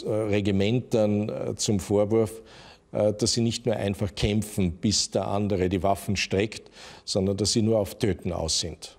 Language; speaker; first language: German; native; German